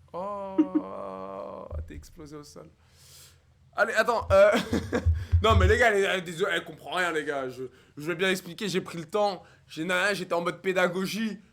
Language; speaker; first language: French; native; French